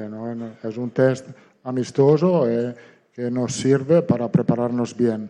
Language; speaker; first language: Portuguese; non-native, learner; Italian